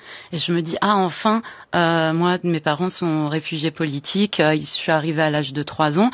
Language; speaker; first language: French; early bilingual, other home language; Persian